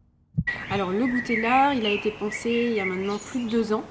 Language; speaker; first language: French; native; French